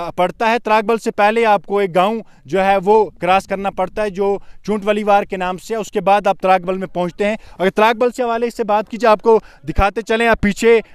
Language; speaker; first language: Hindi; non-native, local second language; Kashmiri